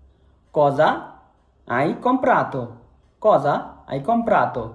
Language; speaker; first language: Italian; non-native, fluent; Bangla